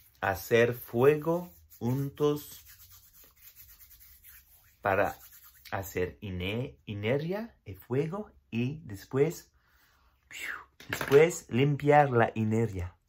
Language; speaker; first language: Spanish; non-native, learner; French